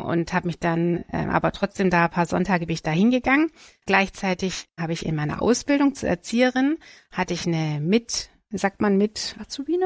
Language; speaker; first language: German; native; German